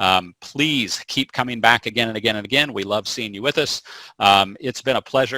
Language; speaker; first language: English; native; English